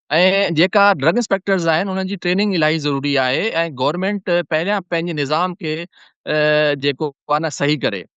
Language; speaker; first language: Sindhi; non-native, local second language; Urdu